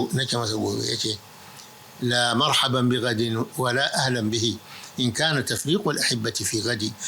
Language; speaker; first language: Hausa; non-native, local second language; Arabic